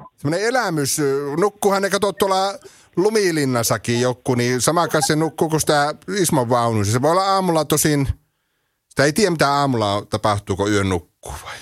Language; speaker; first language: Finnish; native; Finnish